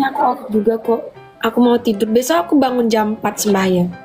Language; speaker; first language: Indonesian; native; Indonesian